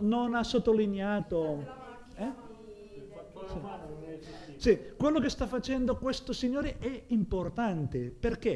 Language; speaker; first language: Italian; non-native, fluent; Catalan